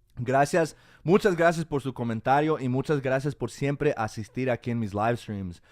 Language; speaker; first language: Spanish; early bilingual, heritage; Spanish